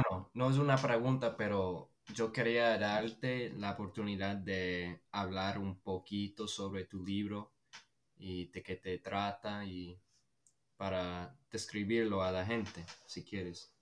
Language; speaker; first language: Spanish; non-native, fluent; English